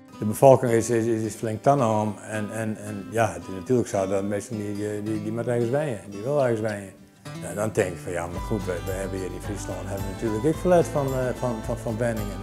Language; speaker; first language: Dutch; non-native, local second language; Western Frisian